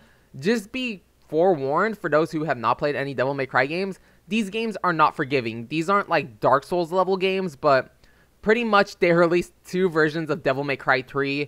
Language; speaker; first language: English; native; English